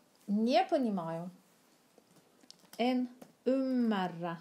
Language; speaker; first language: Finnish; non-native, fluent; Russian